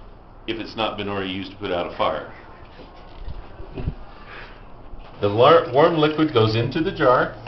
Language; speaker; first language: English; native; English